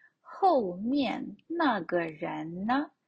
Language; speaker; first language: Chinese; non-native, fluent; Ukrainian